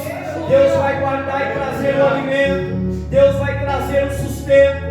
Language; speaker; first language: Portuguese; native; Portuguese